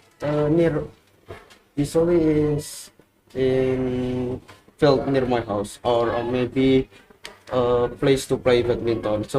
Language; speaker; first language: English; non-native, learner; Indonesian